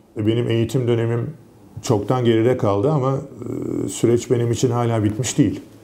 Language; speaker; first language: Turkish; native; Turkish